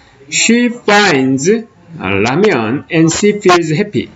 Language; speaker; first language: English; non-native, fluent; Korean